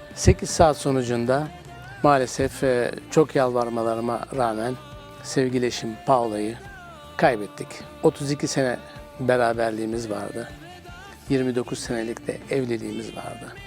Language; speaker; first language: Turkish; native; Turkish